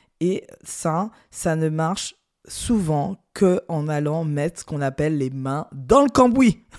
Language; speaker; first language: French; native; French